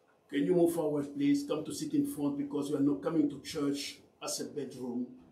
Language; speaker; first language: English; non-native, learner; Luba-Lulua